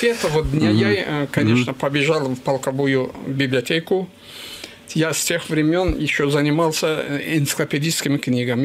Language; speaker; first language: Russian; non-native, local second language; Azerbaijani